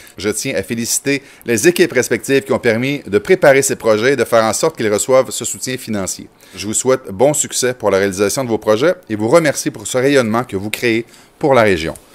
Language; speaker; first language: French; native; French